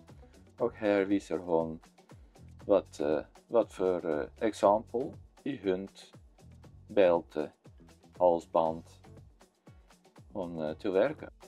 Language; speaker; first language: Swedish; non-native, fluent; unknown